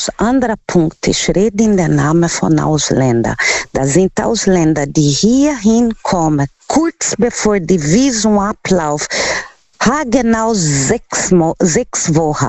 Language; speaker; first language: German; non-native, learner; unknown